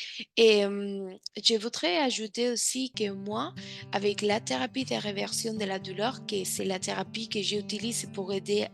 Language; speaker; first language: French; non-native, fluent; Spanish